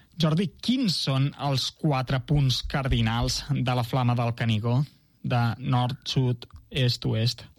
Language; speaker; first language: Catalan; native; Catalan